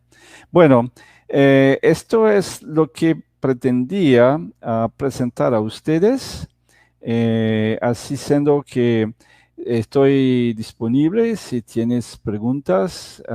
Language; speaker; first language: Spanish; non-native, fluent; Portuguese